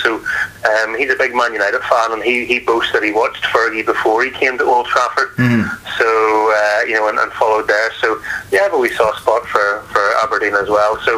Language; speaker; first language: English; native; English